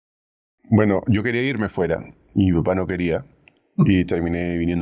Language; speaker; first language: Spanish; native; Spanish